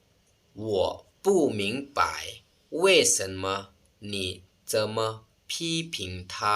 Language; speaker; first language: Chinese; non-native, fluent; Lao